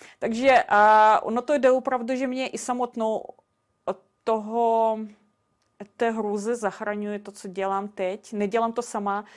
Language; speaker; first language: Czech; non-native, fluent; Russian